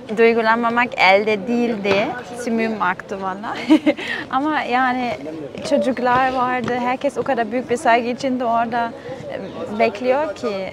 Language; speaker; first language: Turkish; non-native, fluent; German